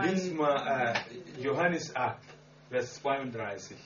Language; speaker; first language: German; non-native, learner; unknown